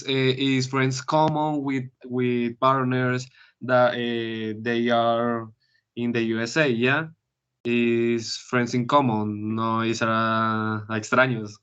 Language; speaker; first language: English; non-native, learner; Spanish